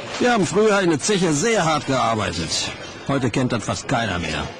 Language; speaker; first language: German; non-native, fluent; Chinese